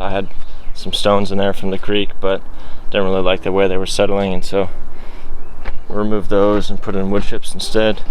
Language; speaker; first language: English; native; English